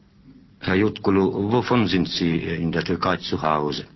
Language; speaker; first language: German; non-native, fluent; Finnish